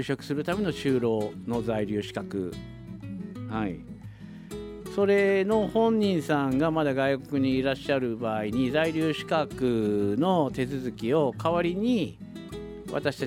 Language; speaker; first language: Japanese; native; Japanese